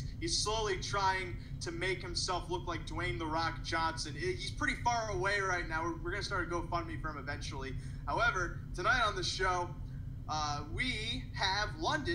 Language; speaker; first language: English; native; English